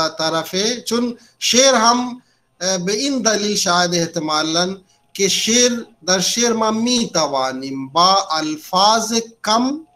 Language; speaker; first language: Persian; non-native, fluent; Urdu